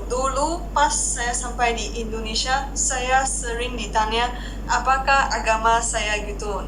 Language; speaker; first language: Indonesian; non-native, fluent; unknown